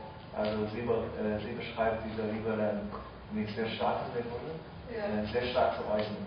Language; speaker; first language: German; non-native, fluent; Chinese